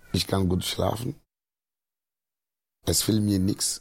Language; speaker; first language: German; non-native, fluent; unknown